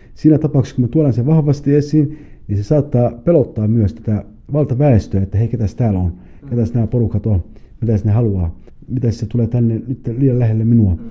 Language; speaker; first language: Finnish; early bilingual, other home language; Somali